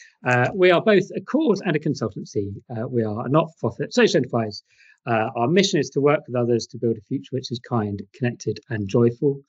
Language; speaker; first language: English; native; English